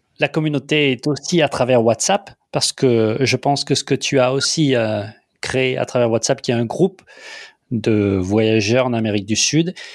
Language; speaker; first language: French; native; French